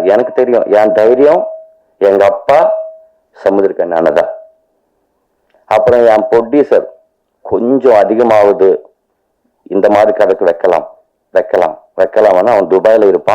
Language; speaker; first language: Tamil; non-native, learner; Telugu